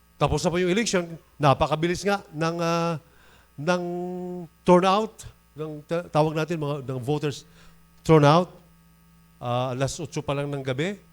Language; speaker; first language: Filipino; non-native, local second language; Masbatenyo